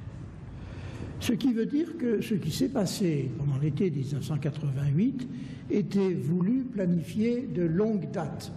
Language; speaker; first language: French; native; French